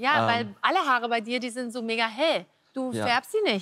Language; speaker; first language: German; native; German